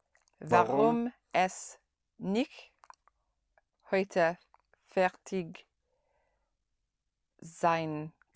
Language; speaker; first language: German; non-native, learner; English